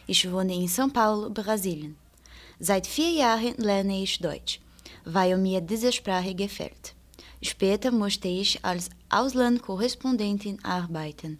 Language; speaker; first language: German; non-native, fluent; Portuguese